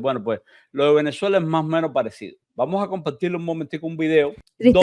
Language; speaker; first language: Spanish; native; Spanish